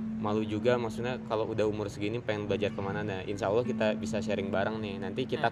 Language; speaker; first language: Indonesian; native; Indonesian